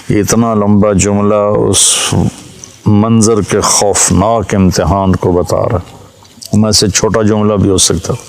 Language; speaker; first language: Urdu; non-native, local second language; Punjabi